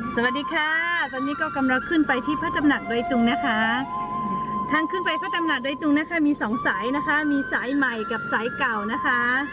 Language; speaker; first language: Thai; non-native, local second language; Lahu